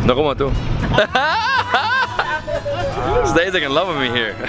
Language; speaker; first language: English; native; English